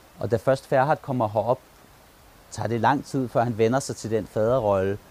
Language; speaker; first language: Danish; early bilingual, other home language; Turkish